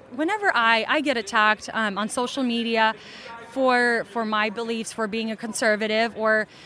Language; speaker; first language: English; early bilingual, other home language; Russian